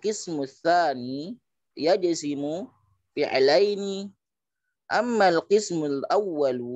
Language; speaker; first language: Arabic; non-native, learner; Indonesian